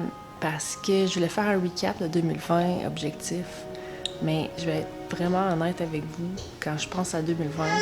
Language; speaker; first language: French; native; French